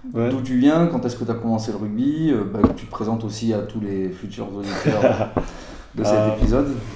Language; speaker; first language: French; native; French